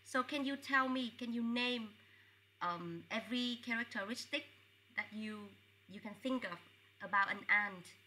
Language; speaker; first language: English; non-native, fluent; Vietnamese